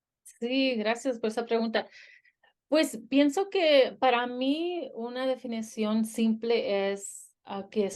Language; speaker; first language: Spanish; early bilingual, heritage; Spanish